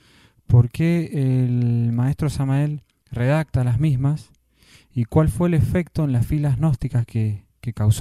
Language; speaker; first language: Spanish; native; Spanish